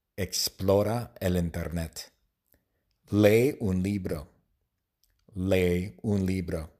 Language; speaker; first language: Spanish; non-native, fluent; English